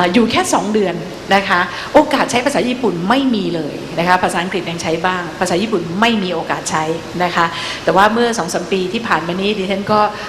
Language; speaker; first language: Thai; native; Thai